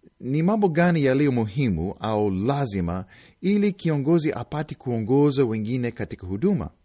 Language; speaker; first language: Swahili; non-native, fluent; English